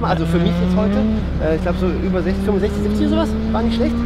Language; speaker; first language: German; native; German